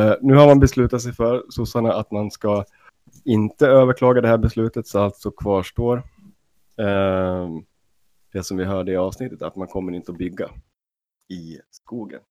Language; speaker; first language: Swedish; native; Swedish